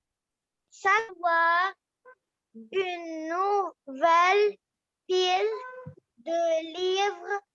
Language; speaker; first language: French; non-native, learner; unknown